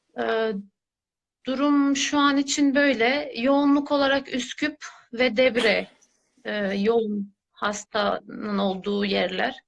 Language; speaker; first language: Turkish; native; Turkish